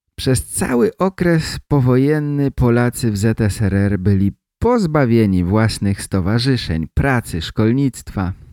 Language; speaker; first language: Polish; native; Polish